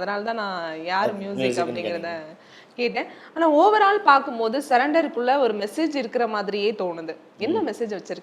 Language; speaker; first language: Tamil; native; Tamil